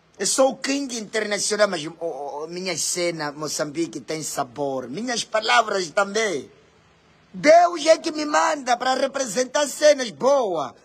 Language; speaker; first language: Portuguese; non-native, local second language; Makhuwa